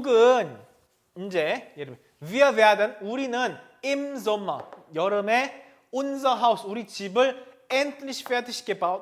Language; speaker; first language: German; non-native, fluent; Korean